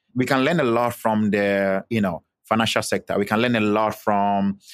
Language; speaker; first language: English; non-native, local second language; Ewe